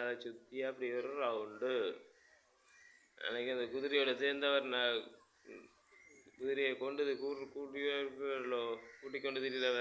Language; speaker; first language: Tamil; native; Tamil